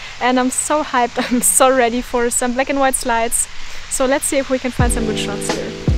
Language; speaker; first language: English; non-native, fluent; German